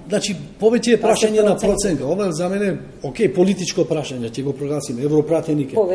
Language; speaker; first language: Macedonian; non-native, local second language; Albanian